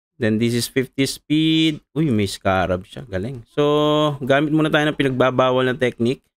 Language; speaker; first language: Filipino; native; Filipino